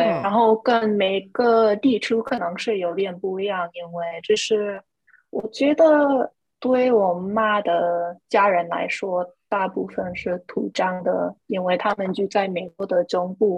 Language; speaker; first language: Chinese; non-native, fluent; English